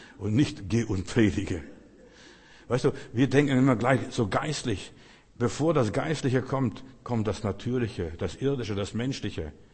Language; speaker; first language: German; early bilingual, other home language; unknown